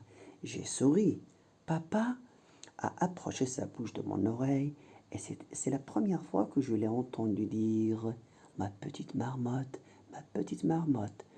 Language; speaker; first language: French; non-native, local second language; Arabic